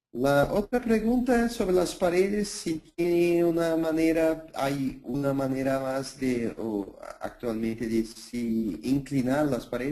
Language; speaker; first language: Spanish; non-native, fluent; Portuguese